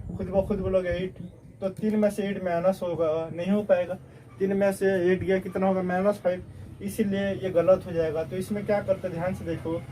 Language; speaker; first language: Hindi; native; Hindi